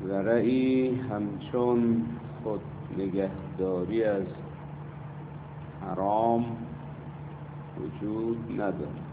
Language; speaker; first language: Persian; native; Persian